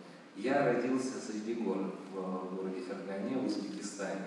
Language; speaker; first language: Russian; native; Russian